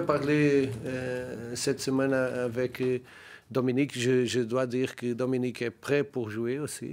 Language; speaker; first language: French; non-native, learner; Portuguese